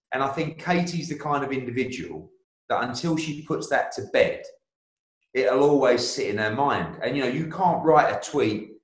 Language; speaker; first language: English; native; English